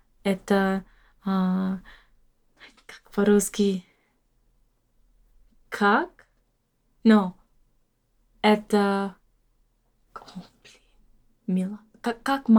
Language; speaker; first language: Russian; non-native, learner; English